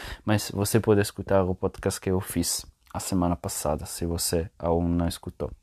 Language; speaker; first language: Portuguese; non-native, fluent; Italian